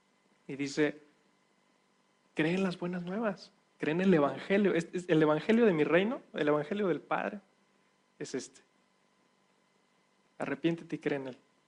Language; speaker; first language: Spanish; native; Spanish